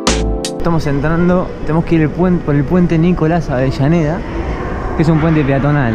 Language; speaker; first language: Spanish; native; Spanish